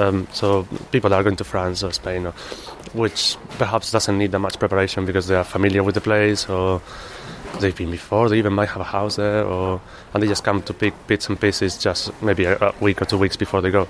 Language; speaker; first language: English; non-native, fluent; Spanish